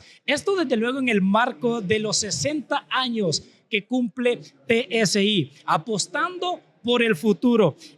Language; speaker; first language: Spanish; native; Spanish